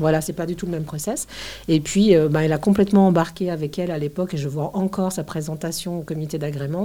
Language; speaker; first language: French; native; French